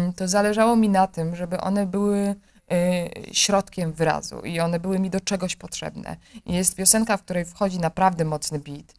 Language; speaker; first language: Polish; native; Polish